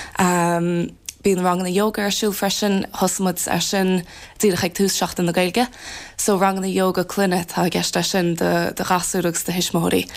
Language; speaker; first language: Irish; native; Irish